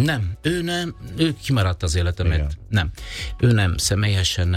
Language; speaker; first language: Hungarian; non-native, learner; Italian